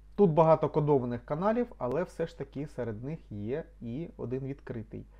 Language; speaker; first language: Ukrainian; non-native, local second language; Russian